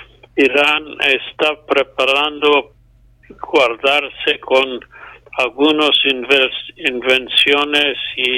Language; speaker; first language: Spanish; non-native, fluent; English